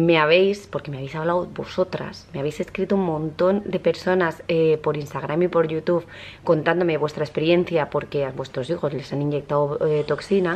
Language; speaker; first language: Spanish; native; Spanish